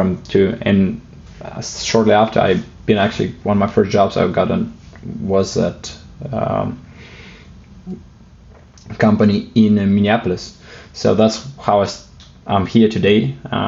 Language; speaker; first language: English; non-native, fluent; Russian